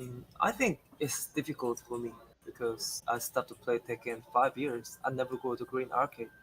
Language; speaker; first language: English; non-native, learner; Korean